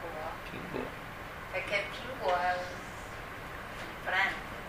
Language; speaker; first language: Italian; non-native, fluent; Chinese